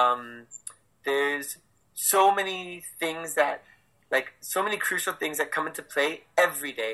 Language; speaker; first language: English; native; English